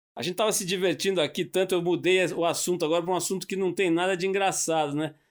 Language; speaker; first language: Portuguese; native; Portuguese